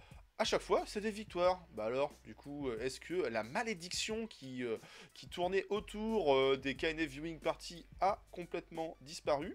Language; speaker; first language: French; native; French